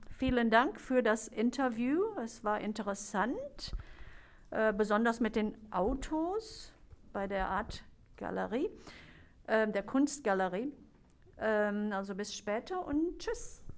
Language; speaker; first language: German; non-native, fluent; English